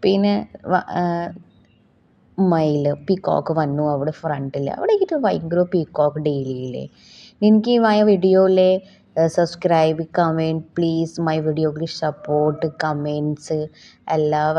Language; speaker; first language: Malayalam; non-native, learner; Hindi